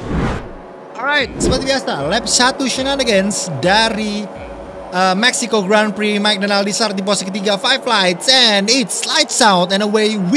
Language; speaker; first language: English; non-native, fluent; Indonesian